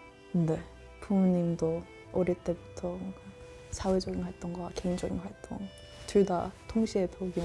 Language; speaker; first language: Korean; non-native, learner; English